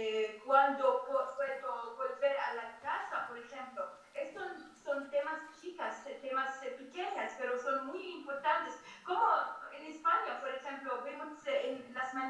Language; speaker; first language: Spanish; non-native, fluent; Arabic